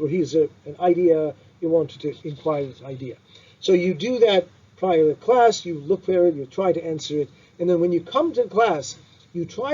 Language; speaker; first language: English; non-native, fluent; Turkish